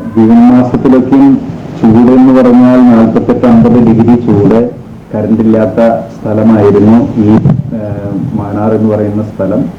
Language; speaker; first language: Malayalam; native; Malayalam